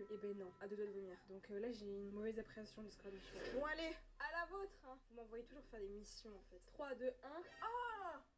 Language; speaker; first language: French; native; French